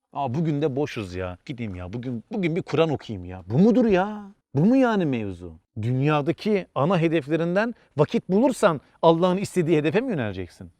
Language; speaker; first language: Turkish; native; Turkish